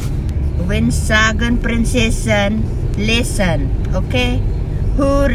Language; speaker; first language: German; non-native, learner; Filipino